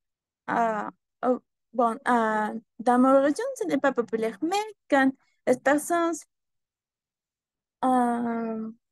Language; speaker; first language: French; non-native, learner; Spanish